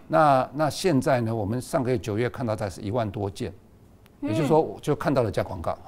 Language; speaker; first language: Chinese; native; Chinese